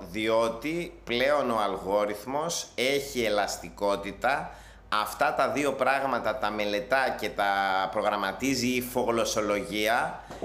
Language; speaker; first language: Greek; native; Greek